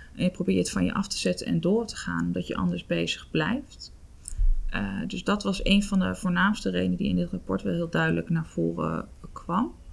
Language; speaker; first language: Dutch; native; Dutch